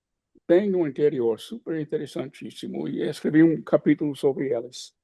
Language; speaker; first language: Portuguese; non-native, fluent; English